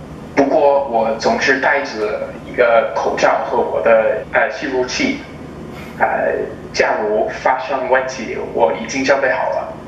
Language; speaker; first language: Chinese; non-native, fluent; English